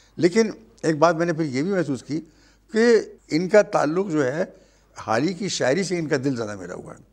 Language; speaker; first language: Urdu; native; Urdu